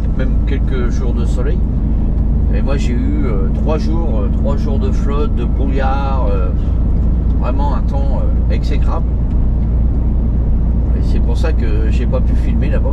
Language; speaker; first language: French; native; French